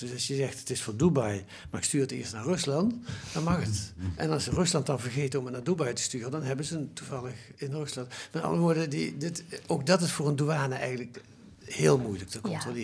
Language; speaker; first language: Dutch; native; Dutch